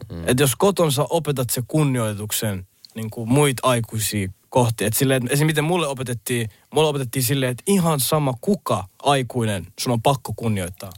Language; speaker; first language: Finnish; early bilingual, other home language; Somali